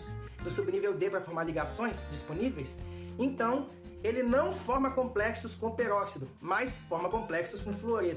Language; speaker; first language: Portuguese; native; Portuguese